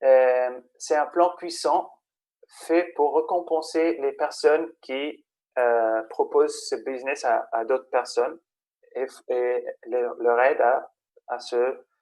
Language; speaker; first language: French; non-native, fluent; Spanish